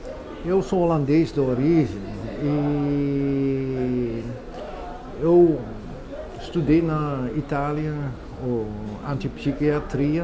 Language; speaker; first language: Portuguese; non-native, fluent; Dutch